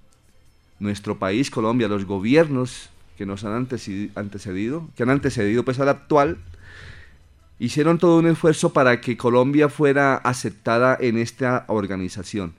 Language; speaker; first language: Spanish; native; Spanish